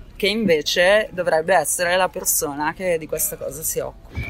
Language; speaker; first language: Italian; native; Italian